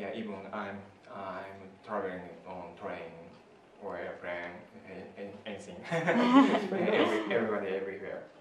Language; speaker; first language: English; non-native, learner; Japanese